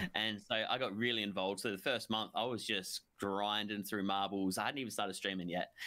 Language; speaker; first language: English; native; English